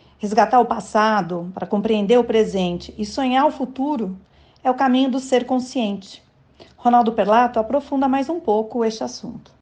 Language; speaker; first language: Portuguese; native; Portuguese